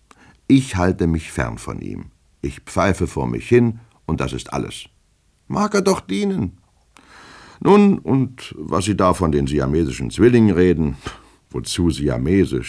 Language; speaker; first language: German; native; German